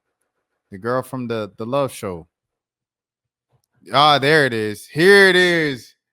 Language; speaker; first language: English; native; English